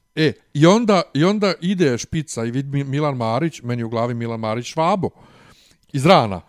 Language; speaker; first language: Bosnian; native; Bosnian